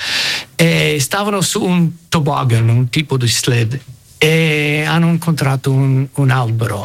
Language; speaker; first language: Italian; non-native, fluent; English